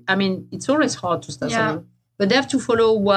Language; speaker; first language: English; non-native, fluent; French